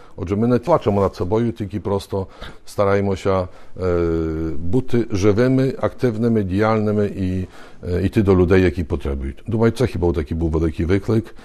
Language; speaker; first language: Ukrainian; early bilingual, heritage; Ukrainian